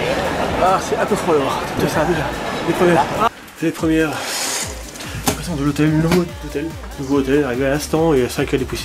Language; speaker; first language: French; native; French